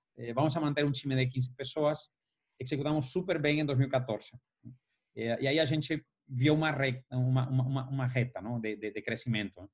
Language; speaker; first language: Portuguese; non-native, fluent; Spanish